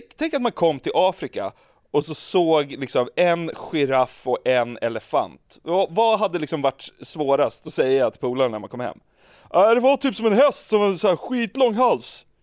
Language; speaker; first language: Swedish; native; Swedish